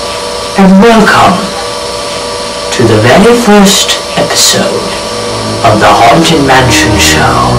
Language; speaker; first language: English; native; English